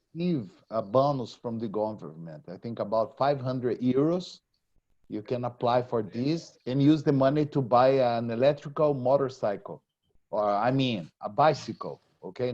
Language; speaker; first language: English; non-native, fluent; Portuguese